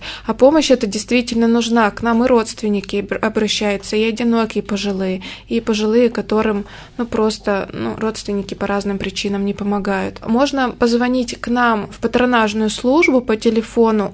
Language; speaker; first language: Russian; native; Russian